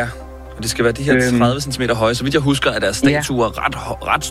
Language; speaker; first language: Danish; native; Danish